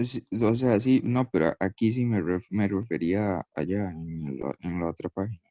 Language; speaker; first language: Spanish; native; Spanish